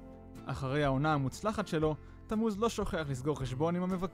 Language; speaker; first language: Hebrew; native; Hebrew